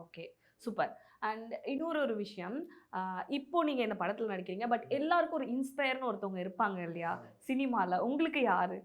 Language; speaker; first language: Tamil; native; Tamil